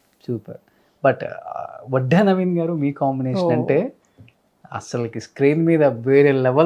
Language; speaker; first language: Telugu; native; Telugu